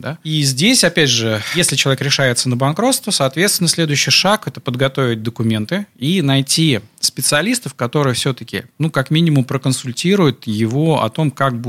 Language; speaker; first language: Russian; native; Russian